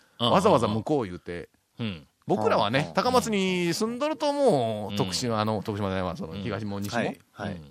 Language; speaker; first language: Japanese; native; Japanese